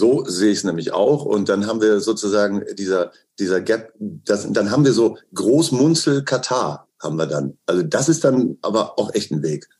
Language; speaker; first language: German; native; German